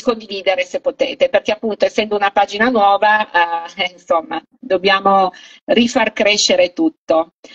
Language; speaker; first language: Italian; native; Italian